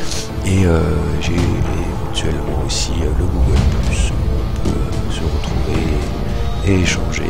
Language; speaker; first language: French; native; French